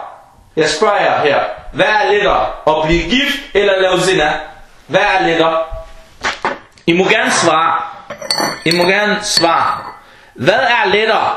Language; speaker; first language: Danish; early bilingual, other home language; Arabic